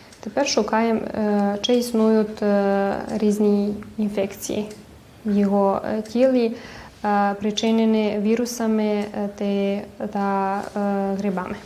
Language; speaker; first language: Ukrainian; early bilingual, heritage; Ukrainian